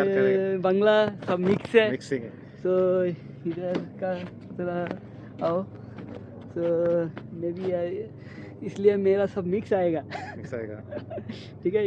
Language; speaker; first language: Hindi; non-native, local second language; Malayalam